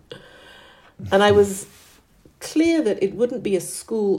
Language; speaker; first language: English; native; English